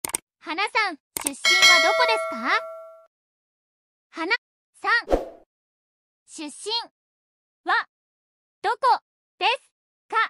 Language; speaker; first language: Japanese; non-native, learner; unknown